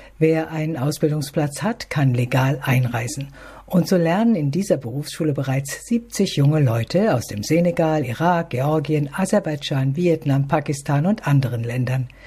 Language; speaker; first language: German; native; German